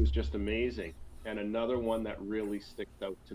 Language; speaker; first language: English; native; English